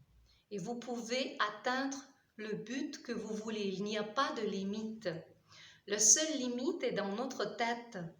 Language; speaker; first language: French; non-native, fluent; Russian